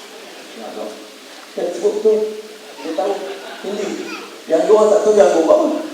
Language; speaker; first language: Malay; native; Malay